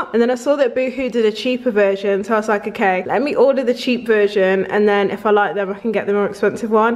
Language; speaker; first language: English; native; English